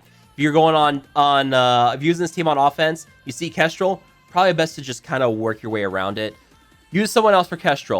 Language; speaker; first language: English; native; English